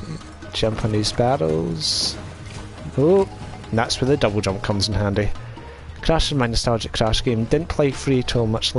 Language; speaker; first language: English; native; English